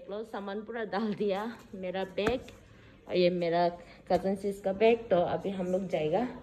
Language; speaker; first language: Hindi; non-native, local second language; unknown